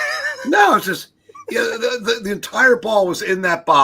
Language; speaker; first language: English; native; English